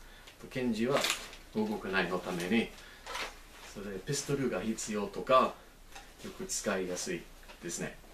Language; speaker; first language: Japanese; non-native, learner; English